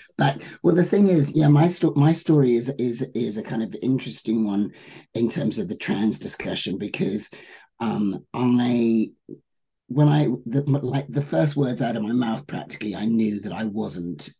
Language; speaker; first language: English; native; English